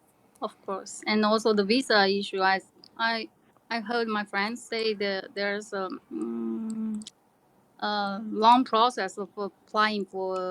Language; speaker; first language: English; non-native, learner; Chinese